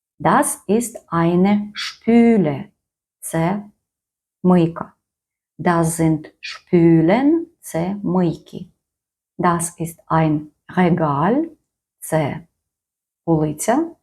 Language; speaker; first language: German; non-native, fluent; Ukrainian